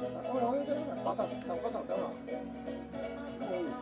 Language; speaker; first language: French; non-native, local second language; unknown